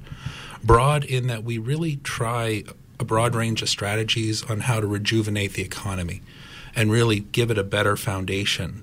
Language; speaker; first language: English; native; English